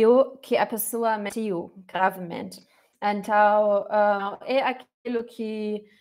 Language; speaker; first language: Portuguese; non-native, fluent; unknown